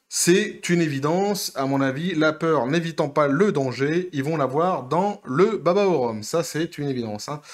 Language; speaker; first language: French; native; French